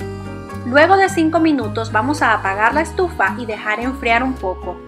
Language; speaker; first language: Spanish; native; Spanish